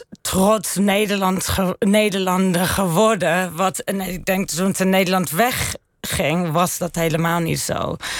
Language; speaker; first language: Dutch; early bilingual, heritage; Dutch